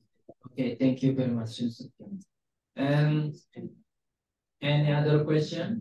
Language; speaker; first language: English; non-native, fluent; Indonesian